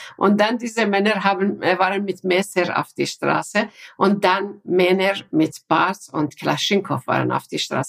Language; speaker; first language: German; non-native, fluent; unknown